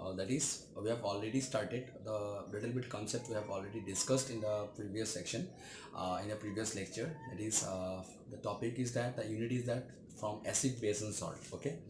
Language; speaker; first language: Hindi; non-native, local second language; Bangla